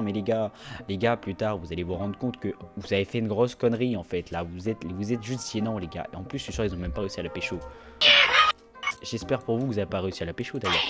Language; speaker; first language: French; native; French